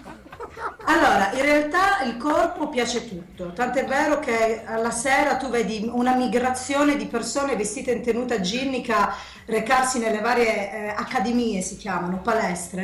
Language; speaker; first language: Italian; native; Italian